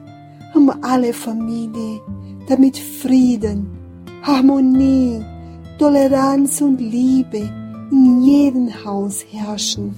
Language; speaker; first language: German; non-native, fluent; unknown